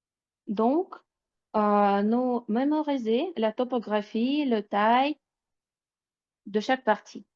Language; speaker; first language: French; non-native, fluent; Russian